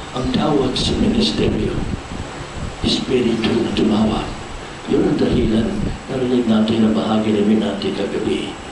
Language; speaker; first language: Filipino; non-native, fluent; English